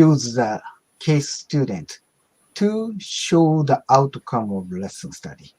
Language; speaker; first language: English; non-native, learner; Japanese